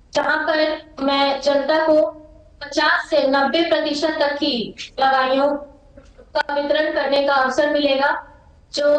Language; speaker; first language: Hindi; native; Hindi